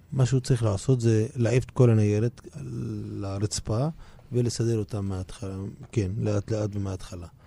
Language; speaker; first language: Hebrew; non-native, local second language; Arabic